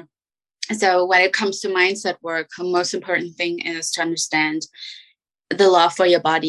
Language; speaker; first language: English; non-native, fluent; German